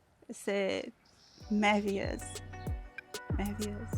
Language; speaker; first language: French; non-native, learner; Portuguese